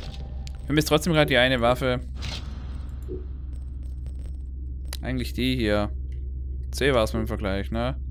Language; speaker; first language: German; native; German